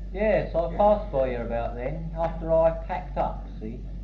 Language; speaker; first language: English; native; English